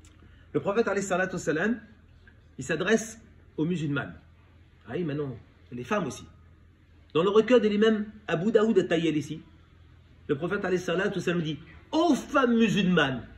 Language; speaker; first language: French; native; French